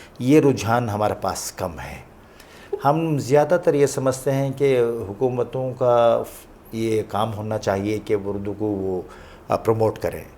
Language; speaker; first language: Urdu; native; Urdu